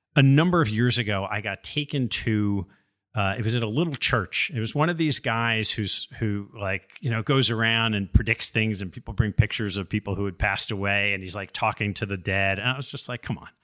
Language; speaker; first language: English; native; English